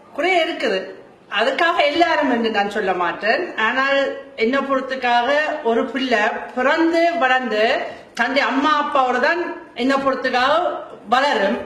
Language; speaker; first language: Tamil; non-native, fluent; German